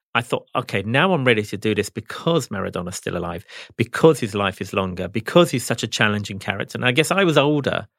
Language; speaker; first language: English; native; English